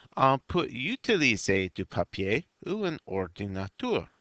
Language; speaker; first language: French; non-native, fluent; English